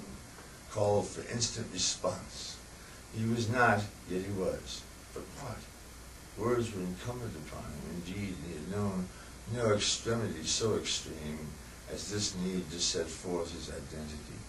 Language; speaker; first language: English; native; English